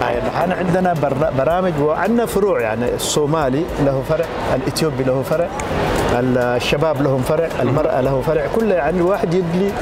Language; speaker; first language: Arabic; non-native, local second language; Tigrinya